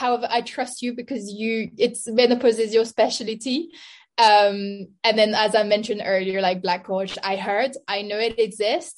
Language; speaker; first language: English; non-native, fluent; French